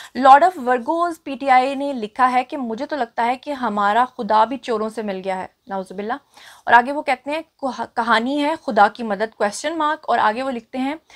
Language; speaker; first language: Urdu; native; Urdu